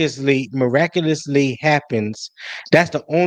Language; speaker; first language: English; native; English